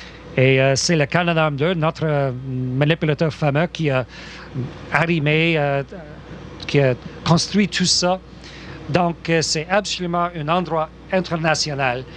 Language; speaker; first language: French; non-native, local second language; English